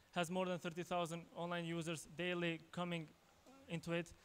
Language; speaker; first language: English; non-native, fluent; Albanian